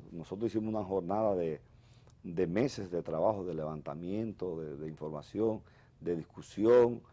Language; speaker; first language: Spanish; native; Spanish